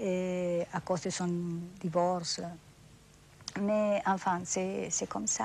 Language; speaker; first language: French; non-native, fluent; Spanish